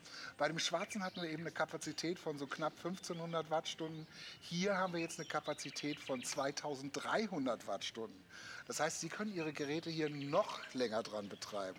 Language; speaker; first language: German; native; German